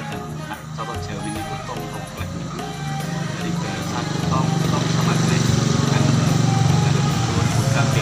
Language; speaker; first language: Indonesian; non-native, local second language; Javanese